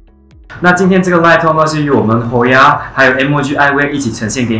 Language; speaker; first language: Chinese; native; Chinese